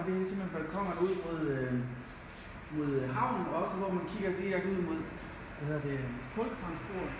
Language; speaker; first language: Danish; native; Danish